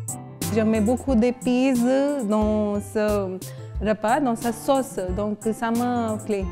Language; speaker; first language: French; non-native, learner; Hindi